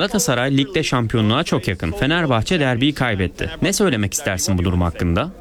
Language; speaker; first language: Turkish; native; Turkish